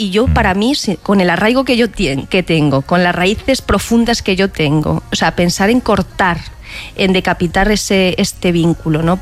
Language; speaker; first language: Spanish; native; Spanish